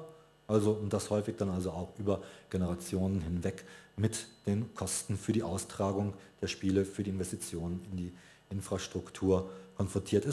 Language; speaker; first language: German; native; German